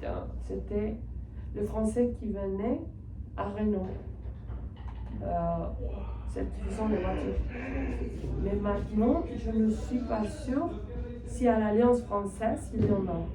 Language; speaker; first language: French; non-native, fluent; Spanish